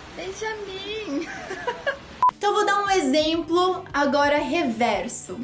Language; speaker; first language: Portuguese; native; Portuguese